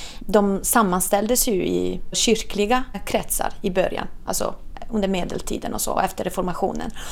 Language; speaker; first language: Swedish; non-native, fluent; Italian